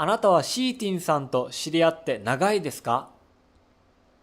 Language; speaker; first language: Japanese; non-native, learner; English